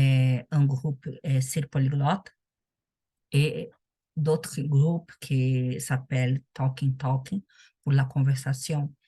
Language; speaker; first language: French; non-native, learner; Portuguese